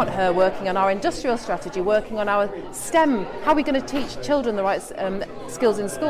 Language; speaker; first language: English; native; English